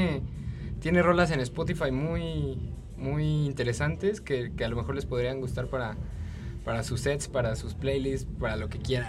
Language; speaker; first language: Spanish; native; Spanish